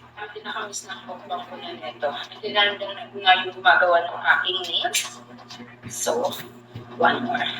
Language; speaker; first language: Filipino; native; Filipino